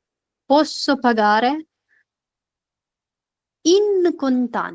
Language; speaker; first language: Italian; non-native, fluent; Urdu